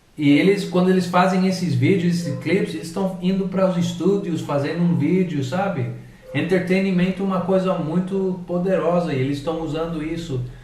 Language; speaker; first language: Portuguese; early bilingual, heritage; English